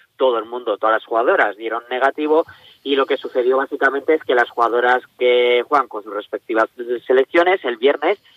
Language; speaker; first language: Spanish; native; Spanish